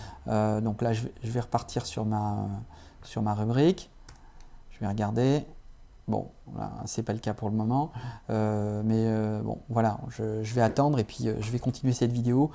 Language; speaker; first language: French; native; French